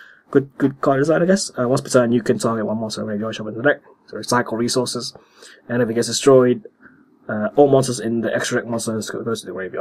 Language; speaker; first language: English; native; English